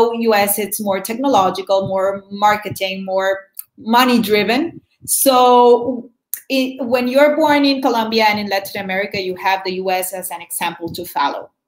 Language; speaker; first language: English; non-native, fluent; Spanish